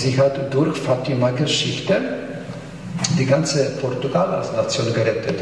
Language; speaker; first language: German; non-native, fluent; Polish